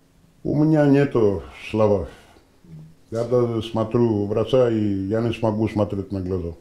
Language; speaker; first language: Russian; non-native, learner; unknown